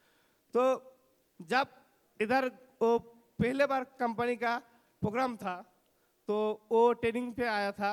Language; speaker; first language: Hindi; non-native, local second language; Bangla